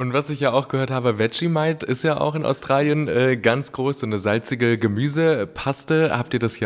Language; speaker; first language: German; native; German